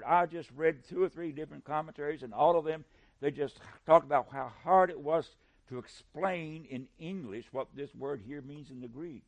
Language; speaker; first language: English; native; English